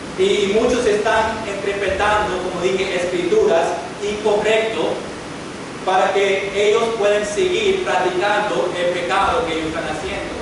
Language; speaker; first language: Spanish; non-native, fluent; English